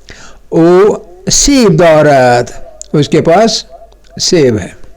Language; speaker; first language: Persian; non-native, fluent; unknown